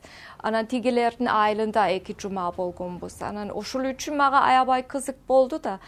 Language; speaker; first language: Kyrgyz; non-native, fluent; German